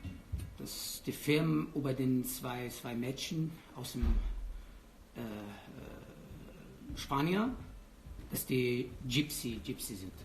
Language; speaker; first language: German; non-native, learner; Persian